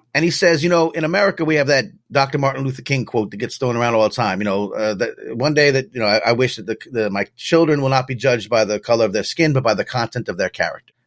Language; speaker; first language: English; native; English